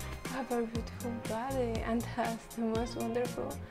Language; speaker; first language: English; non-native, fluent; Polish